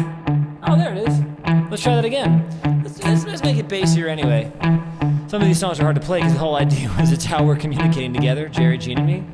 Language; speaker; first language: English; native; English